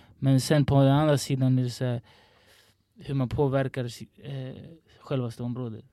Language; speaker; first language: Swedish; early bilingual, other home language; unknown